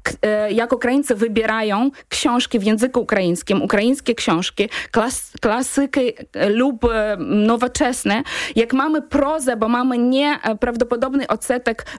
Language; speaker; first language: Polish; non-native, fluent; Ukrainian